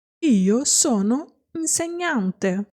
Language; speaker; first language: Italian; non-native, fluent; Portuguese